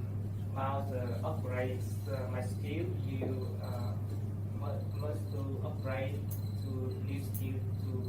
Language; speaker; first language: English; non-native, learner; Vietnamese